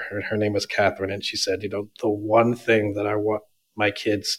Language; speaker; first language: English; native; English